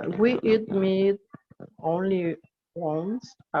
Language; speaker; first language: English; non-native, learner; Spanish